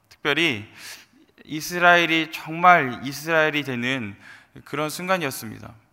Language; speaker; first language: Korean; native; Korean